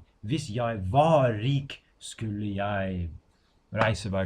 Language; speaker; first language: Norwegian; non-native, fluent; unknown